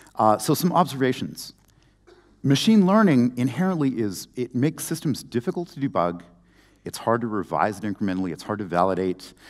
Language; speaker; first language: English; native; English